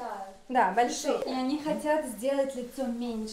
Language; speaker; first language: Russian; non-native, local second language; Uzbek